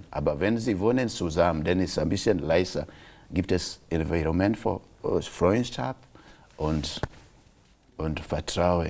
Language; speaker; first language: German; non-native, local second language; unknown